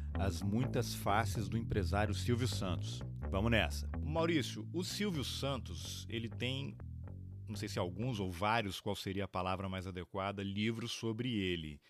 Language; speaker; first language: Portuguese; native; Portuguese